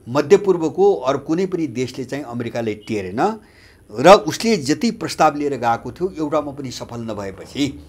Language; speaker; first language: Nepali; native; Nepali